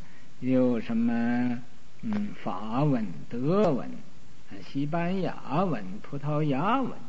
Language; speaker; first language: Chinese; native; Chinese